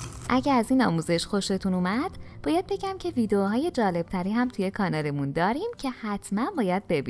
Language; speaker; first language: Persian; native; Persian